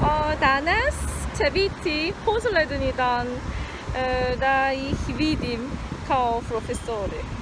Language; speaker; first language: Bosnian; non-native, learner; Korean